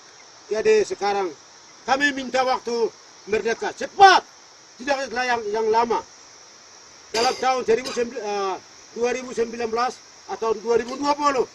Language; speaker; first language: Indonesian; non-native, local second language; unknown